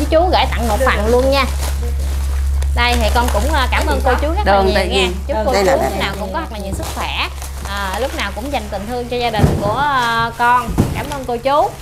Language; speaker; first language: Vietnamese; native; Vietnamese